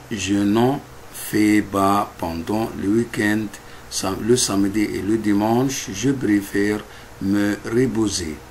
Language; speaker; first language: French; non-native, fluent; Arabic